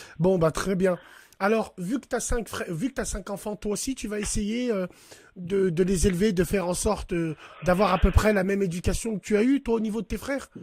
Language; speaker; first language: French; early bilingual, other home language; Arabic